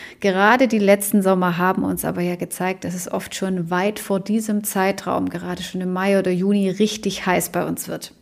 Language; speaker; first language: German; native; German